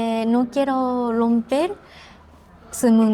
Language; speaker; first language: Spanish; non-native, learner; Japanese